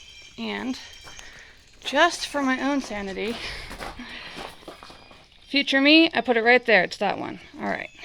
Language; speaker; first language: English; native; English